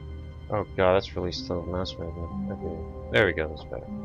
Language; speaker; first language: English; native; English